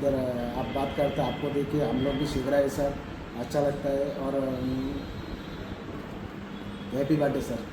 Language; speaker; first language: Hindi; non-native, local second language; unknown